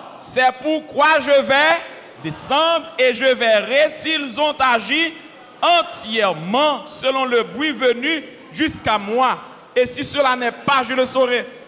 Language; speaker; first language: French; non-native, local second language; Haitian Creole